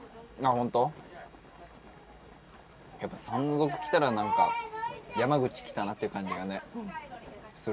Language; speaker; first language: Japanese; native; Japanese